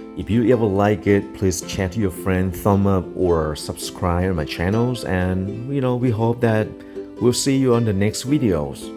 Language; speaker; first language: English; non-native, fluent; Thai